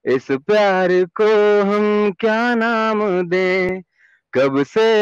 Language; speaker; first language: Hindi; native; Hindi